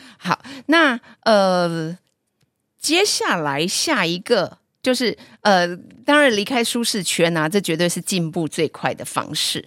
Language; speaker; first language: Chinese; native; Chinese